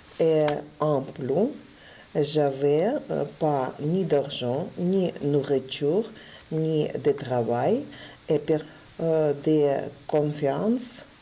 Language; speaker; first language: French; non-native, learner; Ukrainian